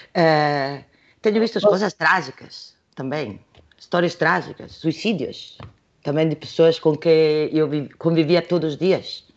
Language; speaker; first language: Portuguese; non-native, fluent; Italian